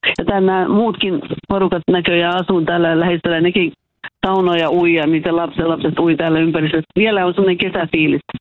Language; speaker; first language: Finnish; early bilingual, heritage; Finnish